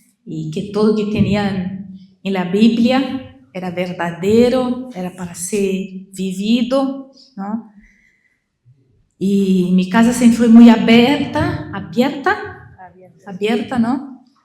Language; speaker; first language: Spanish; non-native, learner; Portuguese